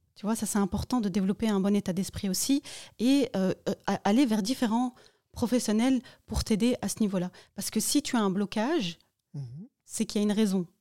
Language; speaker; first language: French; early bilingual, other home language; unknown